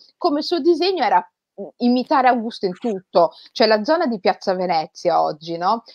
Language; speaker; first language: Italian; native; Italian